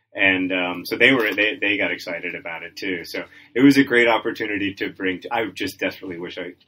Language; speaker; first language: English; native; English